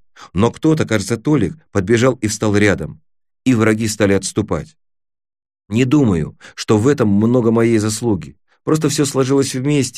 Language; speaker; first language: Russian; native; Russian